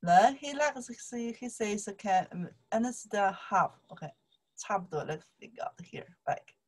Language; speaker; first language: English; non-native, learner; Chinese